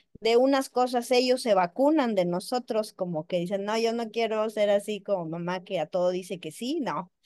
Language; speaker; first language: Spanish; native; Spanish